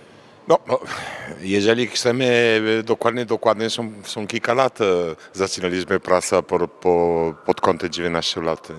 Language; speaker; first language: Polish; non-native, fluent; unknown